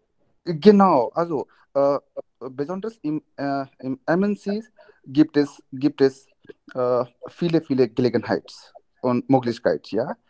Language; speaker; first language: German; non-native, learner; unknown